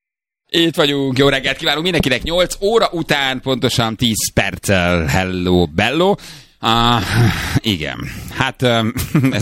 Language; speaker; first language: Hungarian; early bilingual, other home language; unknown